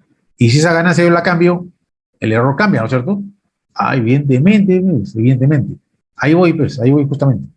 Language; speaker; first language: Spanish; native; Spanish